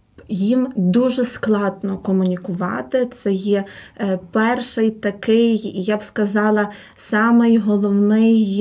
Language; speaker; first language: Ukrainian; native; Ukrainian